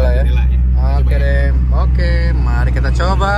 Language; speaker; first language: Indonesian; native; Indonesian